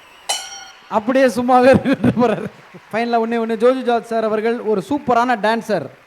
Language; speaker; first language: Tamil; native; Tamil